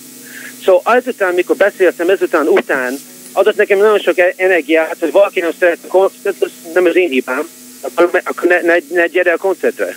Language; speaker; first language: Hungarian; early bilingual, heritage; Hungarian